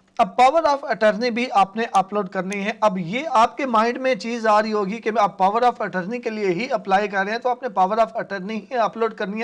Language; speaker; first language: Urdu; non-native, local second language; Punjabi